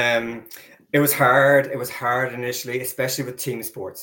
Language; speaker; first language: English; native; English